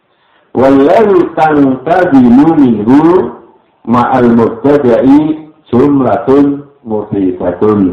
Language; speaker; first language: Arabic; non-native, fluent; Indonesian